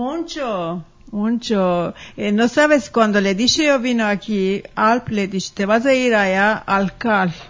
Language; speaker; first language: Spanish; early bilingual, heritage; Ladino